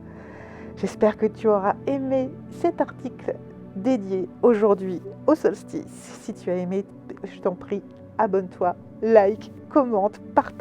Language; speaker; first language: French; native; French